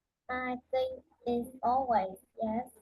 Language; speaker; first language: English; non-native, learner; Vietnamese